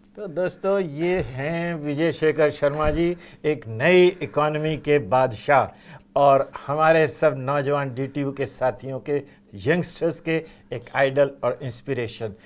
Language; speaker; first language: Hindi; native; Hindi